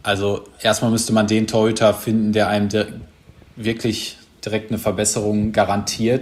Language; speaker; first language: German; native; German